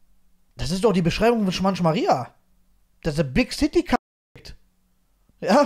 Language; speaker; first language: German; native; German